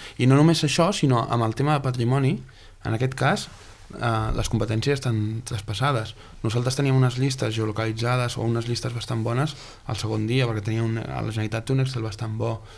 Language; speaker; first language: Catalan; native; Catalan